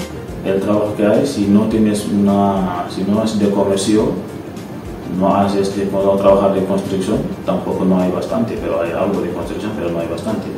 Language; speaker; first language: Spanish; non-native, learner; Wolof